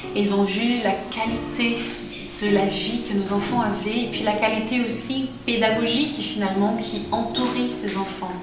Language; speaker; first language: French; non-native, fluent; Portuguese